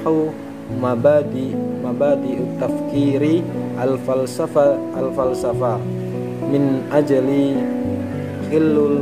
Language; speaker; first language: Arabic; non-native, learner; Indonesian